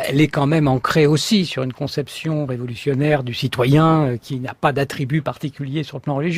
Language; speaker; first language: French; native; French